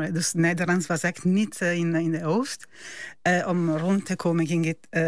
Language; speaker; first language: Dutch; non-native, fluent; Italian